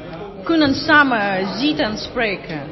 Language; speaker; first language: Dutch; non-native, learner; Russian